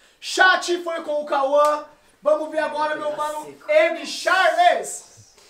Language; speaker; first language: Portuguese; native; Portuguese